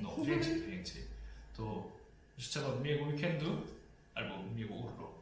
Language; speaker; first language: Polish; non-native, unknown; Korean